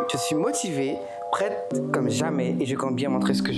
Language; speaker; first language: French; native; French